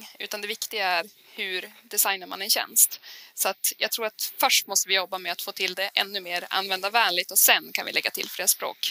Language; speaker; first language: Swedish; native; Swedish